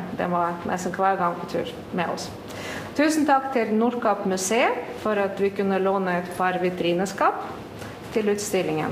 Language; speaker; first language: Norwegian; non-native, fluent; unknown